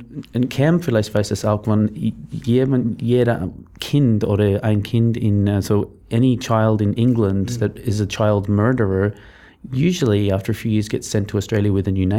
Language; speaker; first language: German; non-native, learner; English